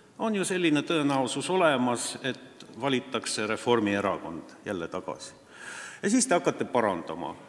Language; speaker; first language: Estonian; non-native, local second language; Russian